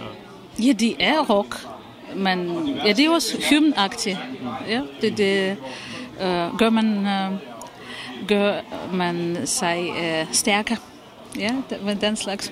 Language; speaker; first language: Danish; non-native, fluent; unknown